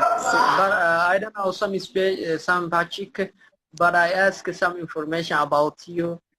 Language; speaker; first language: English; non-native, learner; Somali